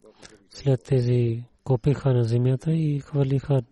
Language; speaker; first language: Bulgarian; non-native, learner; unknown